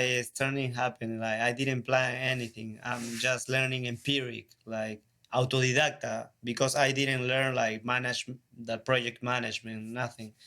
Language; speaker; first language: English; non-native, learner; Spanish